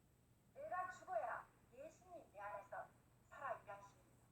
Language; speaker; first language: Korean; native; Korean